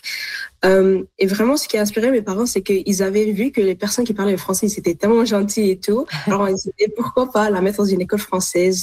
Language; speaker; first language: French; non-native, local second language; Arabic